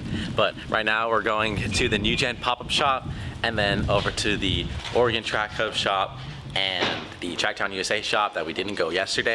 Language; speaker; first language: English; native; English